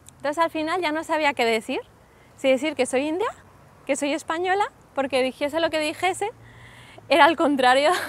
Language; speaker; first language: Spanish; early bilingual, other home language; Sindhi